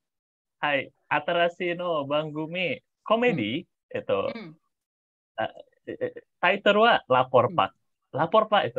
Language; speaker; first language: Japanese; non-native, learner; Indonesian